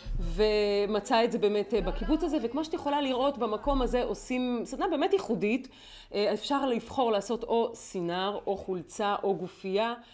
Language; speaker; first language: Hebrew; native; Hebrew